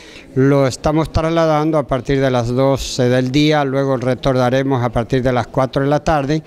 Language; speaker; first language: Spanish; native; Spanish